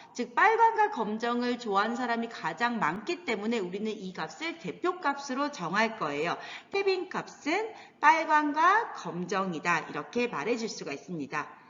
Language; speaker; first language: Korean; native; Korean